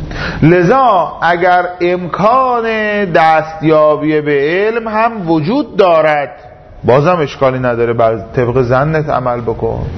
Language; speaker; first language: Persian; native; Persian